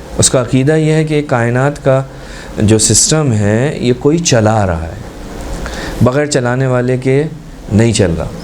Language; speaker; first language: Urdu; native; Urdu